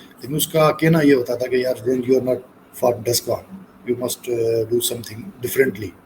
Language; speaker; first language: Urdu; non-native, local second language; Punjabi